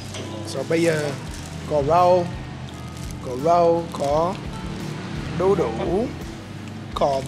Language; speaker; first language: Vietnamese; non-native, learner; English